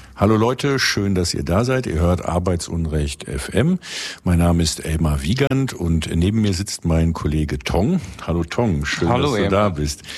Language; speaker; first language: German; native; German